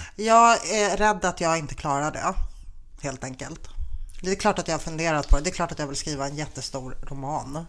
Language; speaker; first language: Swedish; early bilingual, other home language; Polish